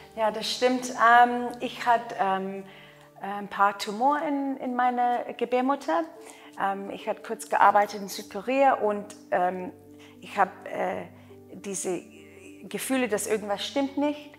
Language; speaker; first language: German; non-native, learner; Afrikaans